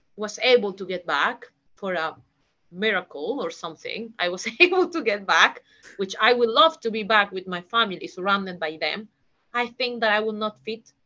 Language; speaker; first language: English; non-native, fluent; Spanish